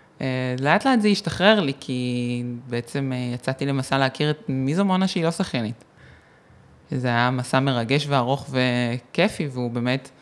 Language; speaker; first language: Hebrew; native; Hebrew